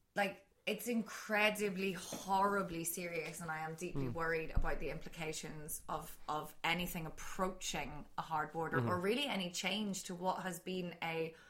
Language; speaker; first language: English; native; English